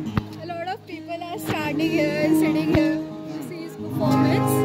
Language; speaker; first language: English; non-native, local second language; Hindi